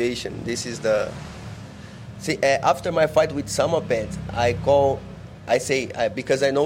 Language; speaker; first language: English; non-native, learner; Portuguese